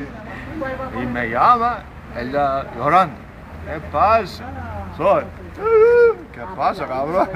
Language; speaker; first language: Spanish; non-native, learner; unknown